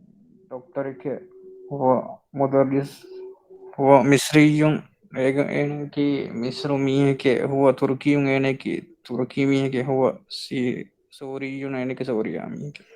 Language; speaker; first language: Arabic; non-native, learner; Divehi